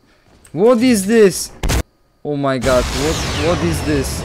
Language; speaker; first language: English; non-native, learner; Polish